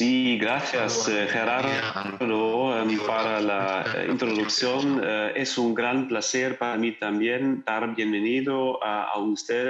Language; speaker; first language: Spanish; non-native, learner; German